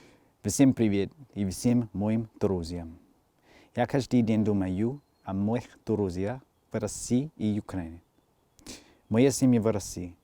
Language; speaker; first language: Russian; non-native, learner; English